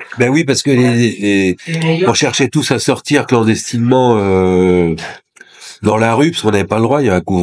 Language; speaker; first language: French; native; French